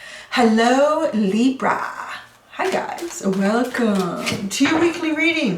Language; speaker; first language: English; native; English